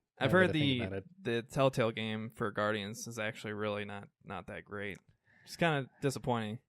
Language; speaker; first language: English; native; English